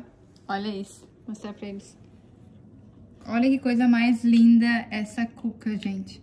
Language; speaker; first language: Portuguese; native; Portuguese